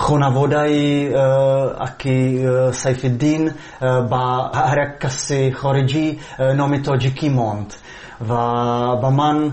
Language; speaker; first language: Persian; non-native, fluent; Czech